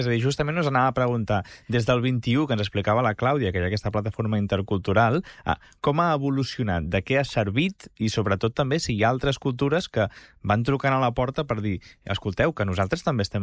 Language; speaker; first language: Catalan; native; Catalan